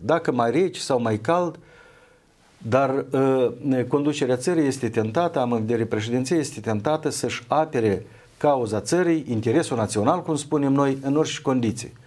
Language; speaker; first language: Romanian; native; Romanian